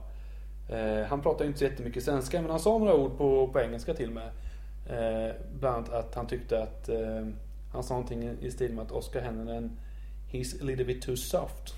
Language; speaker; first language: Swedish; native; Swedish